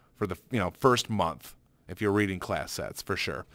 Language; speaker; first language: English; native; English